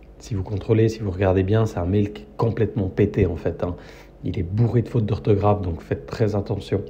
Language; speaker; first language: French; native; French